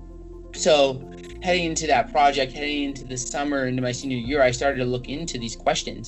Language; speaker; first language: English; native; English